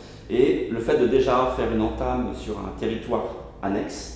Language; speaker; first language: French; native; French